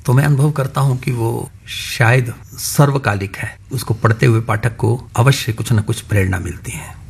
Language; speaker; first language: Hindi; non-native, local second language; Punjabi